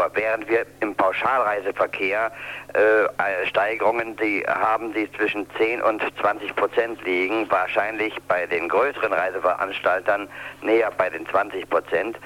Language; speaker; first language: German; native; German